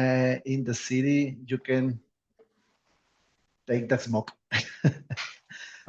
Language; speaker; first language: English; non-native, learner; Spanish